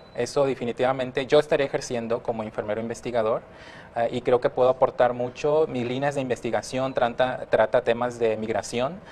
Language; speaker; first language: Spanish; early bilingual, heritage; Spanish